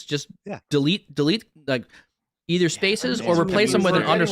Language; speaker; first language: English; native; English